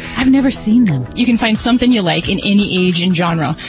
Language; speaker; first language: English; native; English